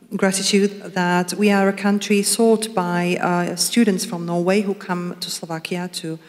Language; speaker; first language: English; non-native, fluent; Slovak